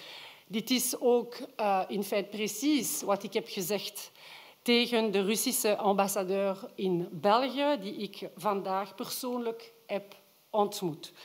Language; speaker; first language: Dutch; non-native, local second language; French